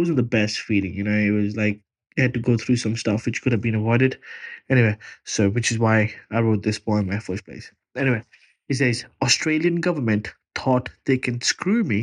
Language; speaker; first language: English; non-native, local second language; Punjabi